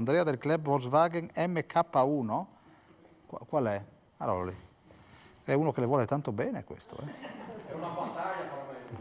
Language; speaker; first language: Italian; native; Italian